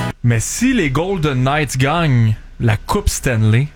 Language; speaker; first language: French; native; French